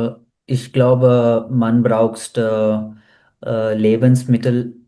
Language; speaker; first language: German; non-native, learner; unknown